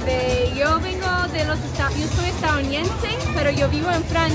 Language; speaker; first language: Spanish; non-native, fluent; English